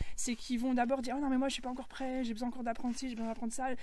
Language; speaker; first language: French; native; French